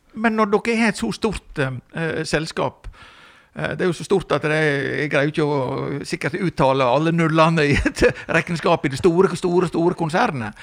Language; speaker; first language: Norwegian; native; Norwegian